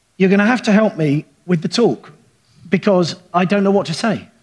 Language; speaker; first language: English; native; English